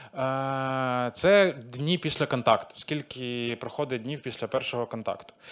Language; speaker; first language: Ukrainian; non-native, local second language; Russian